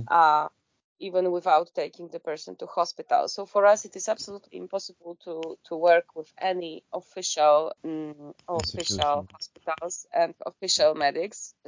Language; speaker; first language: English; non-native, fluent; Polish